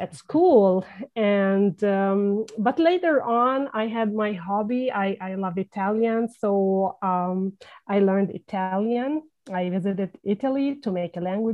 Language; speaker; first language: English; non-native, fluent; Arabic